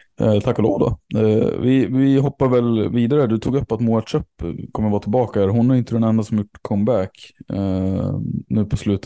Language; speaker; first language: Swedish; native; Swedish